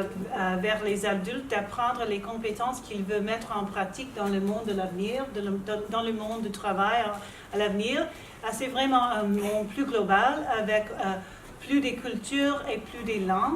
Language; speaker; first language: French; non-native, local second language; English